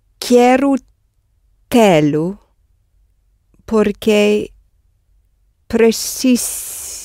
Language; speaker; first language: Portuguese; non-native, learner; English